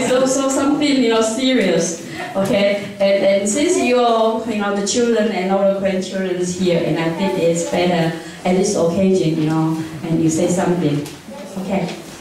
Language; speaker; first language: English; non-native, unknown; Min Nan Chinese